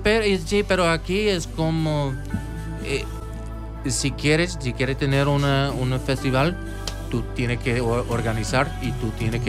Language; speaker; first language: Spanish; early bilingual, heritage; English